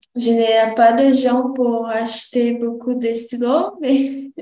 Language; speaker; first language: French; non-native, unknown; Portuguese